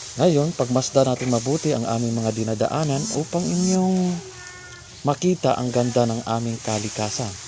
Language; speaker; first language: Filipino; native; Filipino